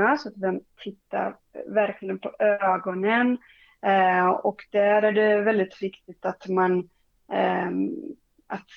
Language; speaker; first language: Swedish; non-native, fluent; Portuguese